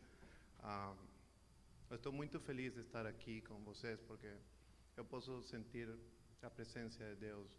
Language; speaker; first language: Portuguese; non-native, learner; Spanish